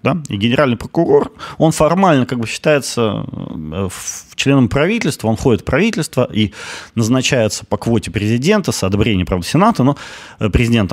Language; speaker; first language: Russian; native; Russian